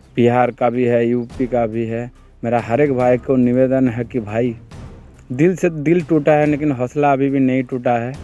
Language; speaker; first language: Hindi; non-native, local second language; Bangla